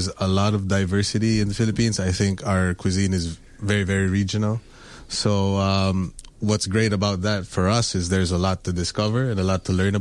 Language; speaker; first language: English; non-native, local second language; Filipino